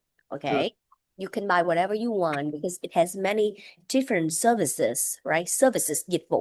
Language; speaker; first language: English; non-native, fluent; Vietnamese